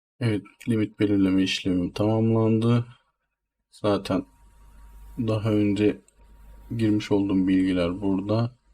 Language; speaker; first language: Turkish; native; Turkish